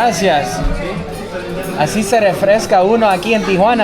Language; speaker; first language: Spanish; early bilingual, heritage; English